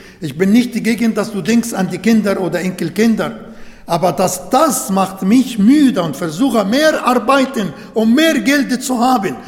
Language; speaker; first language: German; non-native, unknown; Arabic